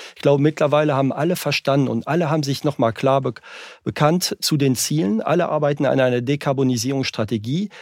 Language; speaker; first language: German; non-native, fluent; French